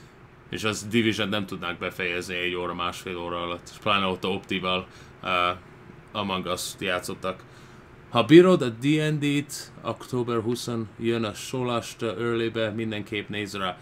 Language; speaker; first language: Hungarian; early bilingual, heritage; Hungarian